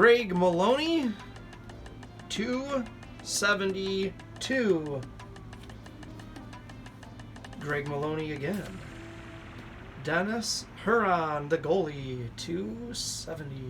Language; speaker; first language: English; native; English